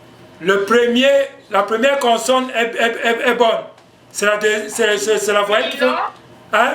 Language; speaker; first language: French; non-native, local second language; Basaa